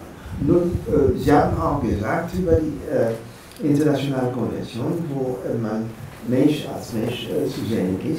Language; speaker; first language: German; non-native, fluent; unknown